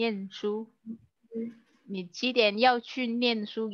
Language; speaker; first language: Chinese; non-native, fluent; Indonesian